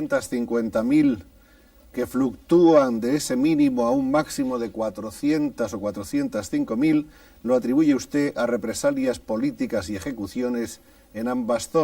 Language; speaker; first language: Spanish; native; Spanish